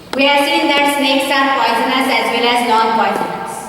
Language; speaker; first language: English; non-native, local second language; Marathi